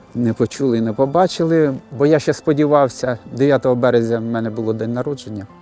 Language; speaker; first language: Ukrainian; native; Ukrainian